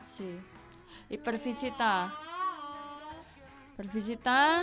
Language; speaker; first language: Catalan; non-native, learner; Indonesian